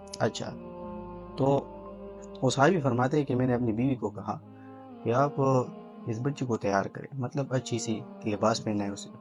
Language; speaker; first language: Urdu; non-native, local second language; Pashto